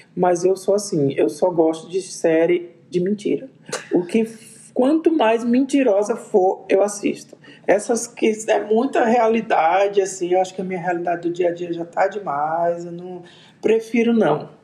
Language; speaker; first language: Portuguese; native; Portuguese